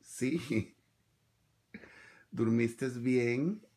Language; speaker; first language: Spanish; early bilingual, other home language; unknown